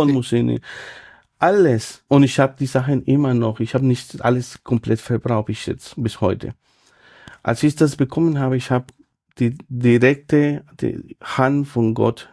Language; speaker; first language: German; non-native, fluent; Spanish